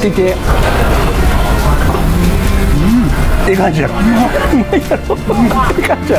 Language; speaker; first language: Japanese; native; Japanese